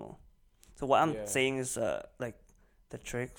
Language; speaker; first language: English; non-native, local second language; Cantonese